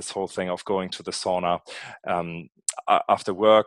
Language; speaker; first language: English; non-native, fluent; German